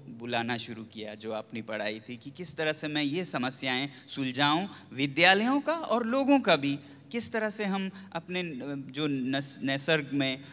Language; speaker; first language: Hindi; non-native, local second language; Ladakhi